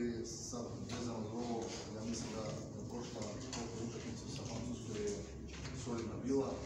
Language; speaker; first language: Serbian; non-native, learner; Bulgarian